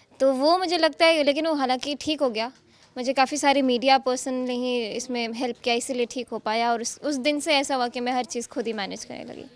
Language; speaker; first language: Hindi; non-native, local second language; Maithili